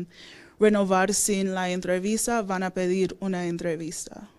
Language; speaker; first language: Spanish; non-native, fluent; English